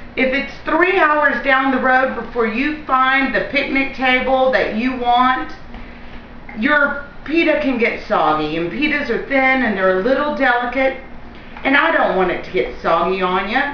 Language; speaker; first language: English; native; English